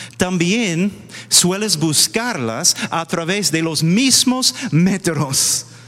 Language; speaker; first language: Spanish; non-native, fluent; English